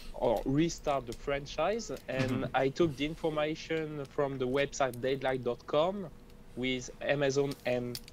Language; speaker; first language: English; non-native, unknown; French